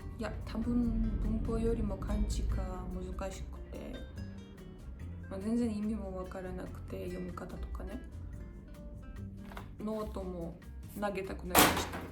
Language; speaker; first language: Japanese; non-native, learner; Georgian